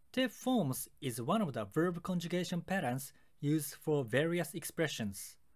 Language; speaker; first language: English; non-native, fluent; Japanese